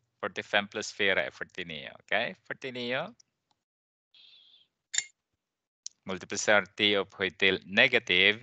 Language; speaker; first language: Swedish; non-native, fluent; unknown